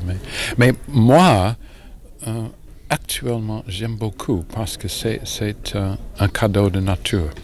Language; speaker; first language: French; non-native, learner; English